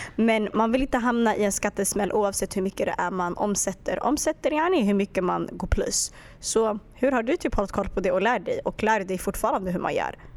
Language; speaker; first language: Swedish; early bilingual, other home language; Arabic